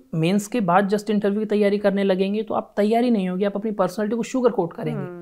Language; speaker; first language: Hindi; native; Hindi